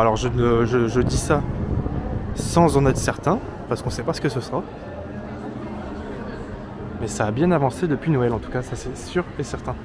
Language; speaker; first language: French; native; French